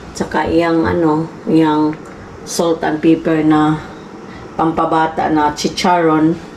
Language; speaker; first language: Filipino; non-native, local second language; Cebuano